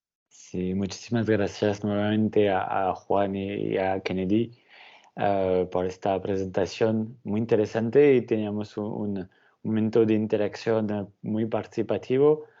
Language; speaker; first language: Spanish; non-native, fluent; French